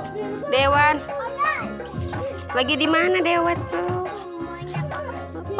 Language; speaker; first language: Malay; non-native, local second language; Sundanese